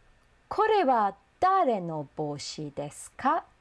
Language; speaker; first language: Japanese; non-native, fluent; English